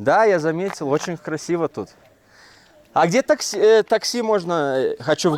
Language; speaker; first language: Russian; early bilingual, heritage; Russian